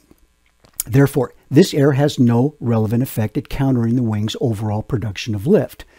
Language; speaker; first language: English; native; English